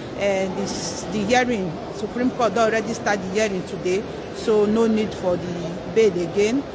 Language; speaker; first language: Nigerian Pidgin; native; Nigerian Pidgin